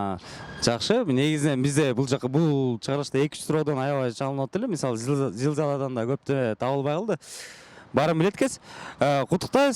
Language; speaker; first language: Kyrgyz; native; Kyrgyz